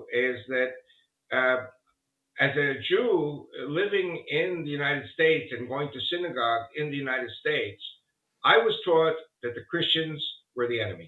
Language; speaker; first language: English; early bilingual, other home language; Spanish